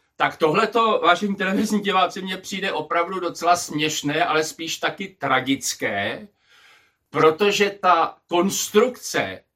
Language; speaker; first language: Czech; native; Czech